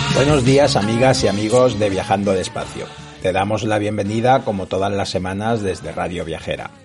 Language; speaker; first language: Spanish; native; Spanish